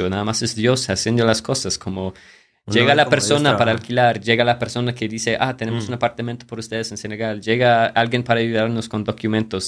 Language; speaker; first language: Spanish; non-native, fluent; English